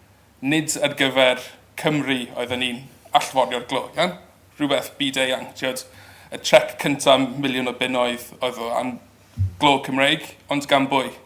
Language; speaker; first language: Welsh; native; Welsh